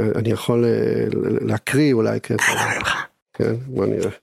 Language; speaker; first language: Hebrew; non-native, fluent; Spanish